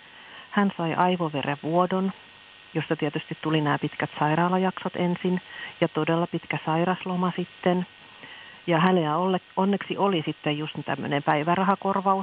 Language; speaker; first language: Finnish; native; Finnish